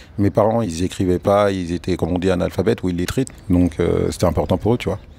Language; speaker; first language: French; early bilingual, other home language; Wolof